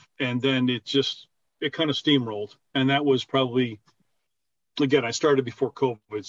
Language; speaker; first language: English; native; English